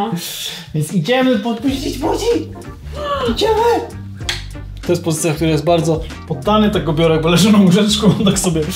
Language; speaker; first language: Polish; native; Polish